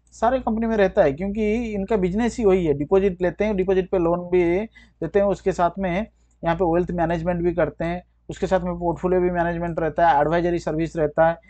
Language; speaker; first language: Hindi; native; Hindi